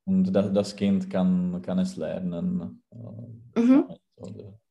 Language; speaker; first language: German; non-native, learner; Czech